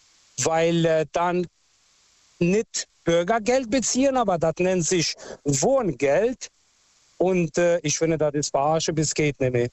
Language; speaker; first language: German; non-native, local second language; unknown